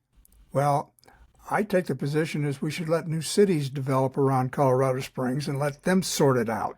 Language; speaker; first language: English; native; English